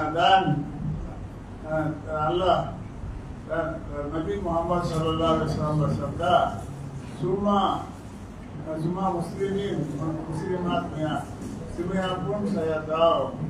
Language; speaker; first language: Indonesian; non-native, learner; Tamil